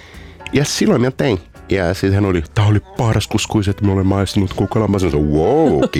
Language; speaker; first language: Finnish; non-native, fluent; Portuguese